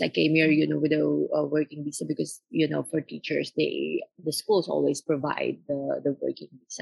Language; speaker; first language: English; non-native, local second language; Filipino